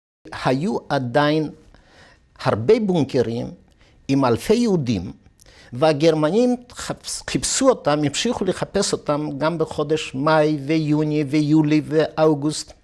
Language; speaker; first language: Hebrew; non-native, fluent; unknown